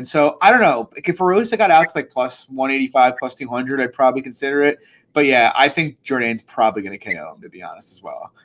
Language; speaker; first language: English; native; English